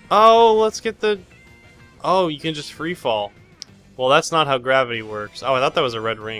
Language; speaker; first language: English; native; English